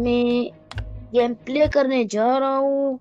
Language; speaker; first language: Hindi; non-native, learner; Bangla